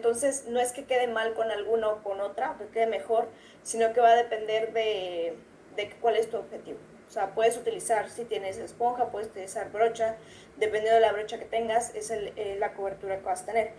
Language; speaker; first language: Spanish; native; Spanish